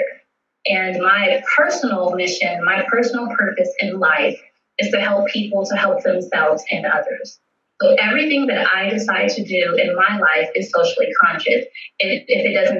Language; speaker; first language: English; native; English